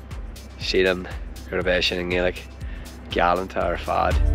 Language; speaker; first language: Irish; non-native, local second language; English